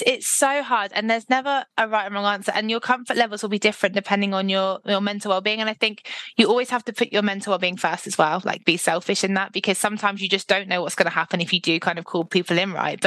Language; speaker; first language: English; native; English